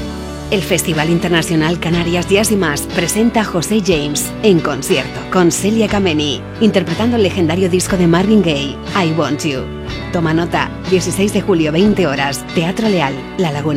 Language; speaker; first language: Spanish; native; Spanish